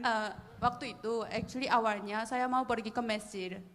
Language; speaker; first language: Indonesian; non-native, fluent; Korean